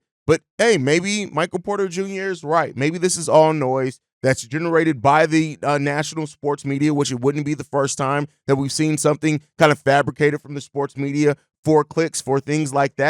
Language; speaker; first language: English; native; English